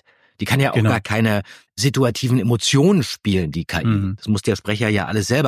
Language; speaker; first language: German; native; German